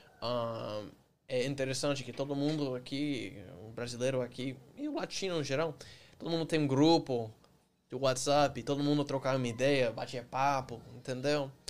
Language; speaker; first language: Portuguese; non-native, fluent; English